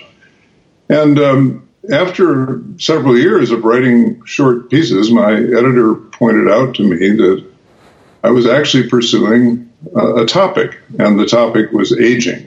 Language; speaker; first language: English; native; English